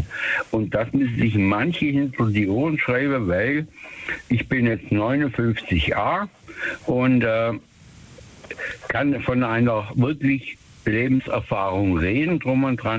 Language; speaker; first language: German; native; German